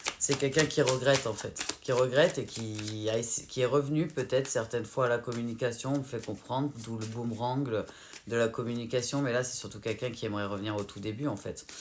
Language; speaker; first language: French; native; French